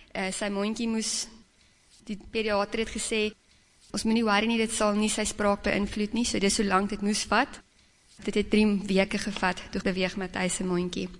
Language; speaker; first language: Afrikaans; native; Afrikaans